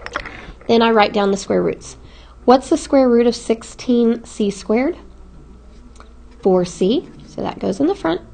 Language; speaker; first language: English; native; English